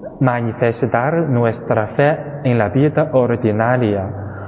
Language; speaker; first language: Spanish; non-native, fluent; Chinese